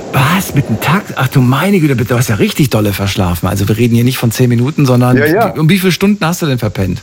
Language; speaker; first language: German; native; German